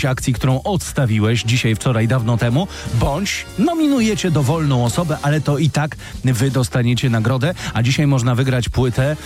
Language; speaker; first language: Polish; native; Polish